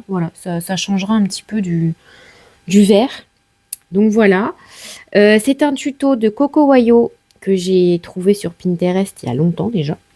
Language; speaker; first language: French; native; French